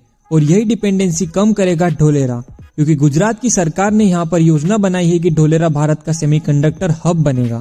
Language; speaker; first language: Hindi; native; Hindi